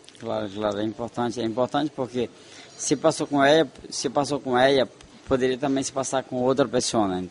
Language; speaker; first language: Spanish; non-native, fluent; Portuguese